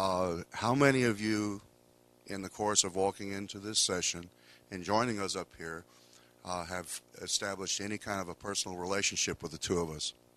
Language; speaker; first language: English; native; English